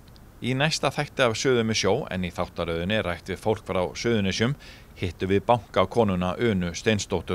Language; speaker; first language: Icelandic; native; Icelandic